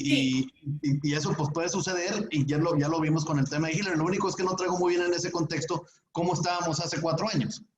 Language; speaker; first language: Spanish; native; Spanish